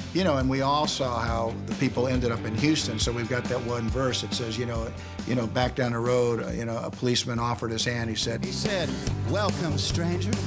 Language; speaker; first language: English; native; English